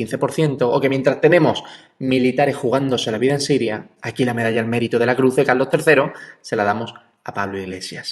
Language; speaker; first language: Spanish; native; Spanish